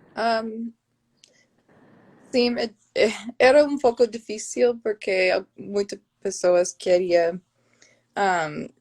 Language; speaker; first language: Portuguese; non-native, learner; English